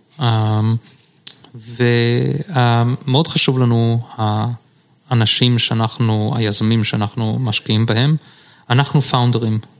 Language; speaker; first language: Hebrew; early bilingual, heritage; Hebrew